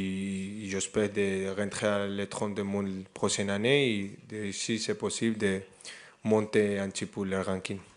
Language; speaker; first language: French; non-native, fluent; Spanish